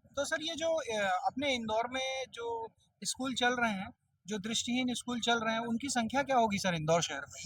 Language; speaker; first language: Hindi; native; Hindi